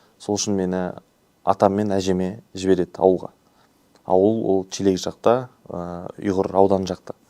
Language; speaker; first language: Kazakh; non-native, local second language; Uyghur